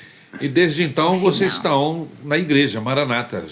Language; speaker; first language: Portuguese; native; Portuguese